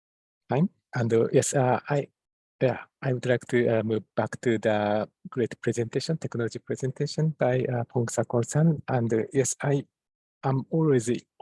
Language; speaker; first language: English; non-native, fluent; Japanese